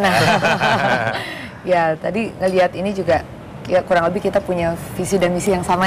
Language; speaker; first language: Indonesian; native; Indonesian